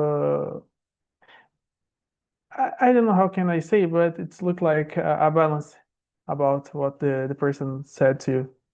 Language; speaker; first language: English; non-native, learner; Portuguese